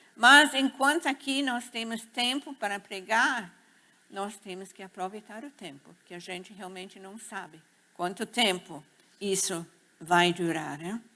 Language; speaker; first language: Portuguese; non-native, fluent; English